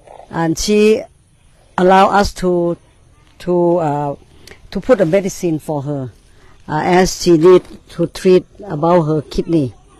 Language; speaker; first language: English; non-native, learner; Thai